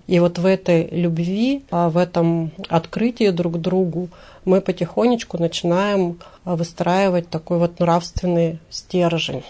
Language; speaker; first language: Russian; native; Russian